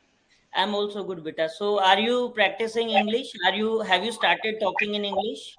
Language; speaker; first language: English; non-native, local second language; Hindi